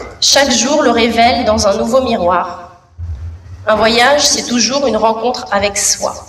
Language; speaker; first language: French; native; French